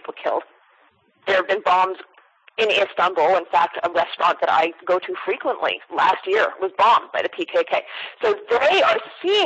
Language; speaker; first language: English; native; English